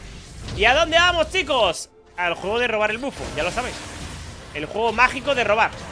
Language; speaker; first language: Spanish; native; Spanish